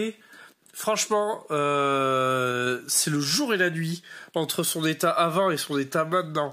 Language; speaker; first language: French; native; French